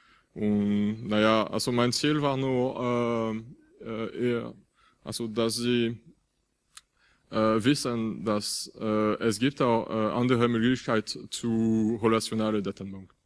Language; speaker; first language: German; non-native, fluent; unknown